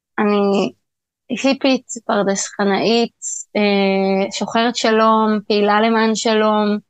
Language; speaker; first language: Hebrew; native; Hebrew